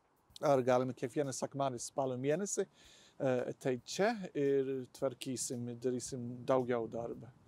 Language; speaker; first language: Lithuanian; non-native, learner; English